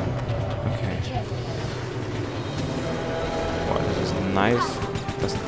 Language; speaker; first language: German; native; German